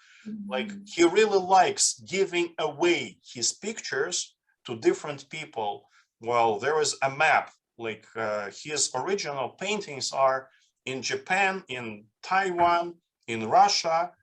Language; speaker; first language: English; non-native, fluent; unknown